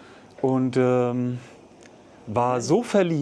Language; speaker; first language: German; native; German